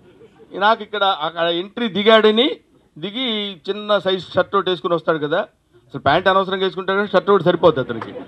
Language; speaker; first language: Telugu; native; Telugu